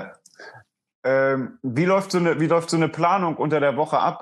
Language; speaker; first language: German; native; German